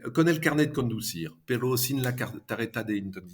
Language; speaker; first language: Spanish; non-native, fluent; French